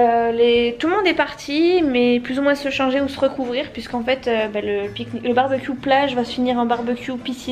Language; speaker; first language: French; native; French